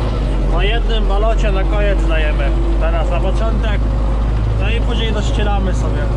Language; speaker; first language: Polish; native; Polish